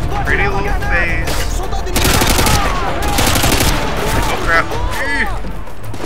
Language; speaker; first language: English; native; English